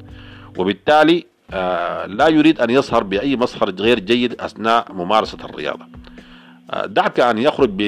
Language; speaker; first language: Arabic; native; Arabic